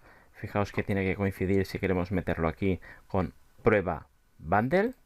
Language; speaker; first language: Spanish; native; Spanish